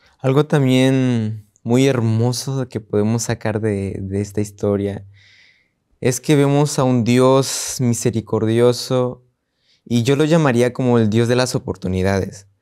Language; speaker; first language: Spanish; native; Spanish